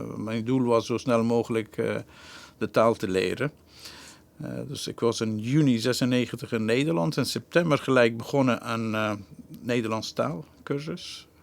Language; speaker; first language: Dutch; non-native, fluent; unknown